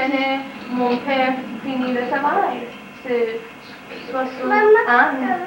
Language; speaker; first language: French; non-native, learner; English